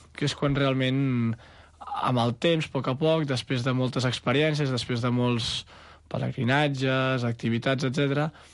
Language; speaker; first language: Catalan; native; Catalan